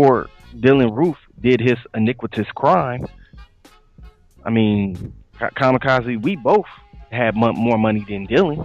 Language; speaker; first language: English; native; English